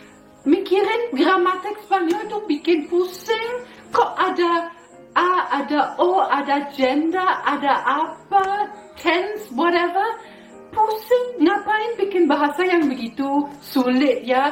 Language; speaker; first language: Indonesian; non-native, fluent; German